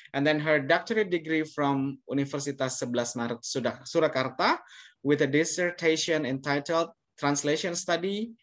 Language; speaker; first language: English; non-native, fluent; Indonesian